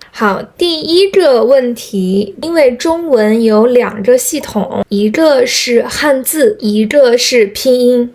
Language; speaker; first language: Chinese; native; Chinese